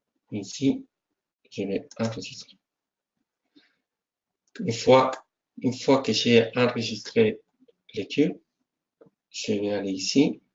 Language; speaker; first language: French; non-native, fluent; Spanish